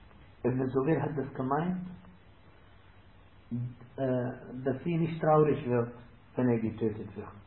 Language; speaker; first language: German; non-native, fluent; Arabic